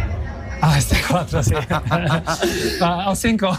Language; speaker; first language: Spanish; non-native, fluent; Polish